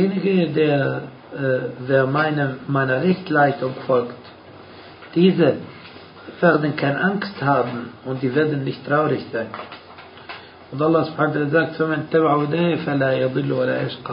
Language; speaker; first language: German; non-native, fluent; Arabic